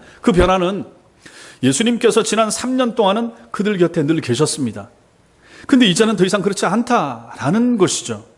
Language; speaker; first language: Korean; native; Korean